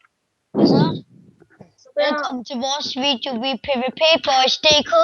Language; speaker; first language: Danish; native; Danish